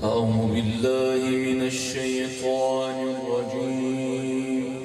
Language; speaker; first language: Arabic; native; Arabic